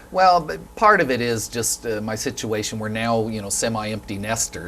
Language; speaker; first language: English; native; English